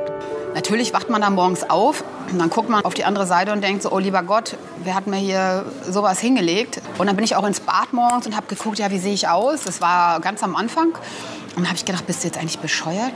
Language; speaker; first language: German; native; German